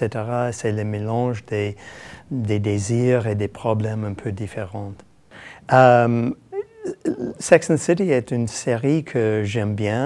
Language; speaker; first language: French; non-native, fluent; English